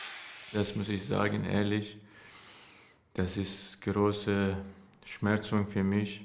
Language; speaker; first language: German; non-native, learner; Persian